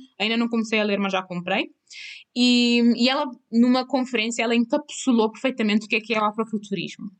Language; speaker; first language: Portuguese; non-native, local second language; Kabuverdianu